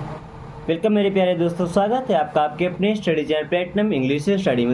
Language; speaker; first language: Hindi; native; Hindi